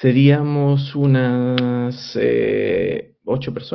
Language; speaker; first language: Spanish; native; Spanish